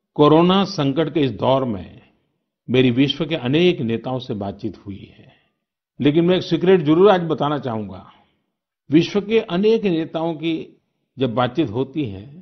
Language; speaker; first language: Hindi; non-native, local second language; Gujarati